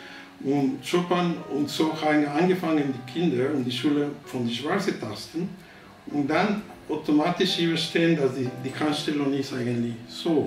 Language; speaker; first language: German; non-native, fluent; Spanish